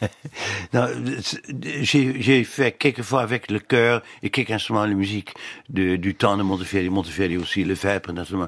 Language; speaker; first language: French; non-native, fluent; Dutch